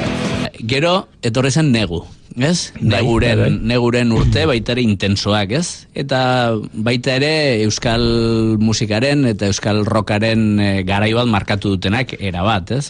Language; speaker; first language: Basque; native; Basque